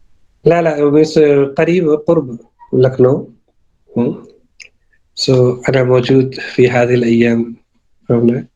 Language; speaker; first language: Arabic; non-native, fluent; Urdu